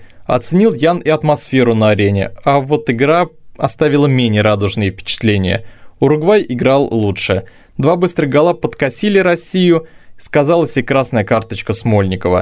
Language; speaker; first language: Russian; native; Russian